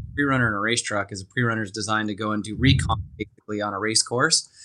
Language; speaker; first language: English; native; English